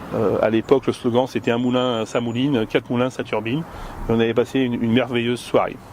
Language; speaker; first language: French; native; French